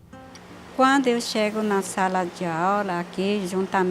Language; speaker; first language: Portuguese; non-native, local second language; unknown